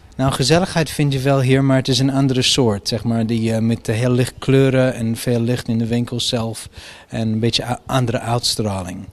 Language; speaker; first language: Dutch; non-native, fluent; English